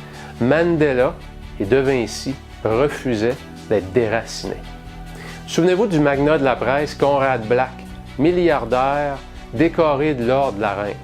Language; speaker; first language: French; native; French